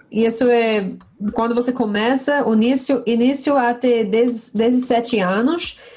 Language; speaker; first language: Portuguese; non-native, learner; English